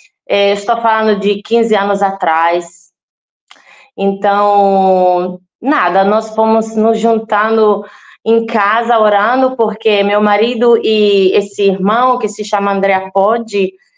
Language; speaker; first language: Portuguese; non-native, fluent; Italian